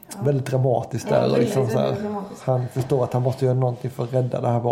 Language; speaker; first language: Swedish; native; Swedish